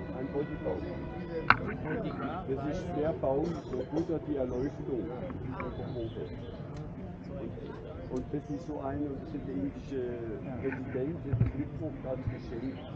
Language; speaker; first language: German; native; German